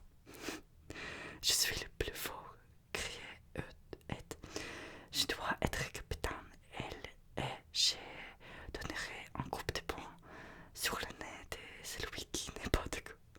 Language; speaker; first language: French; non-native, learner; Russian